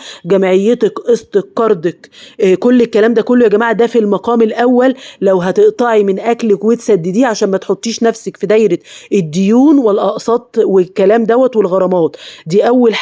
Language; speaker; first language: Arabic; native; Arabic